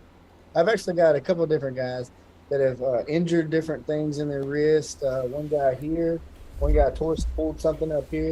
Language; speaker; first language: English; native; English